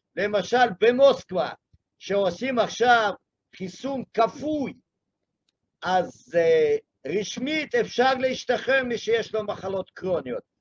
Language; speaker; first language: Hebrew; non-native, fluent; Russian